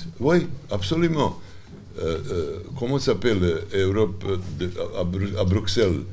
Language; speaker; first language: French; non-native, learner; Serbian